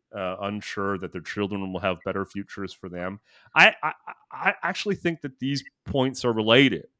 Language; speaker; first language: English; native; English